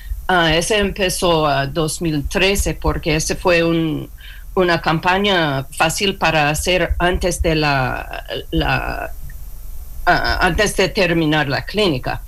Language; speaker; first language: Spanish; non-native, learner; English